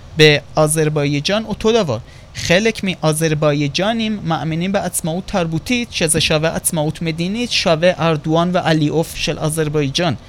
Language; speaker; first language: Hebrew; non-native, fluent; Persian